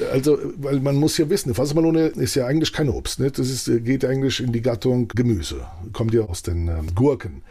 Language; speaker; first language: German; early bilingual, other home language; Italian